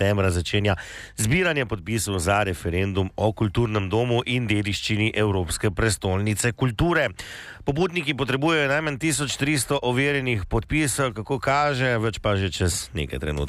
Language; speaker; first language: Slovenian; native; Slovenian